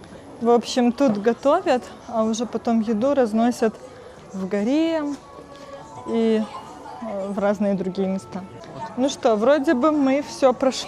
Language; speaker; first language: Russian; native; Russian